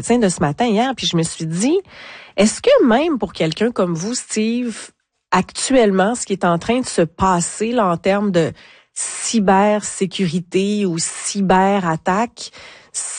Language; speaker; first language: French; native; French